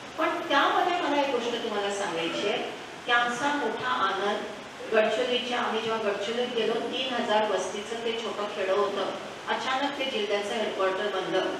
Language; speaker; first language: Marathi; non-native, local second language; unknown